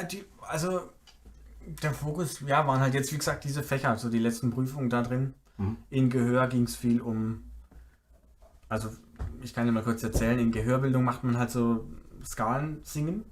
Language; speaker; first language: German; native; German